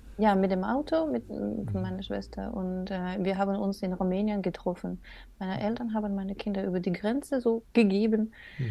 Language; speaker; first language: German; non-native, learner; Russian